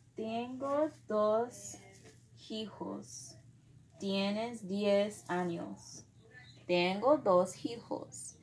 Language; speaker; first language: Spanish; non-native, learner; English